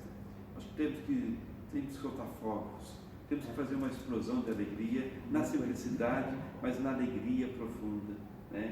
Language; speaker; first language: Portuguese; native; Portuguese